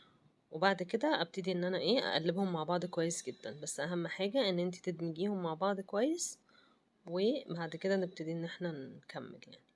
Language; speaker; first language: Arabic; native; Arabic